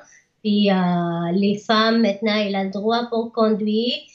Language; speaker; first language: French; non-native, learner; Arabic